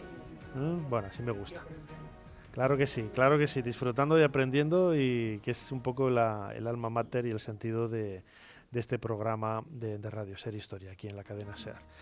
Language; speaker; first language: Spanish; native; Spanish